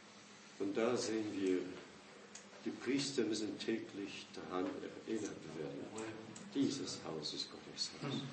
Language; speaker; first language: German; non-native, fluent; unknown